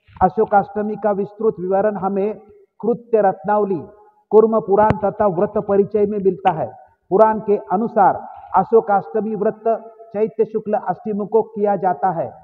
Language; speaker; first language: Hindi; non-native, local second language; Marathi